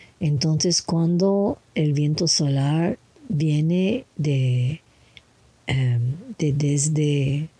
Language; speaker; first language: Spanish; non-native, learner; English